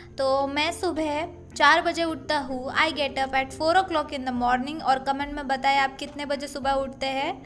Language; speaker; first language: Hindi; native; Hindi